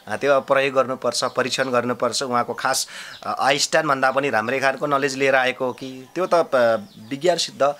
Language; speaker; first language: Nepali; non-native, local second language; Limbu